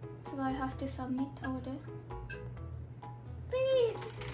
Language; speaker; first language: English; non-native, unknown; Japanese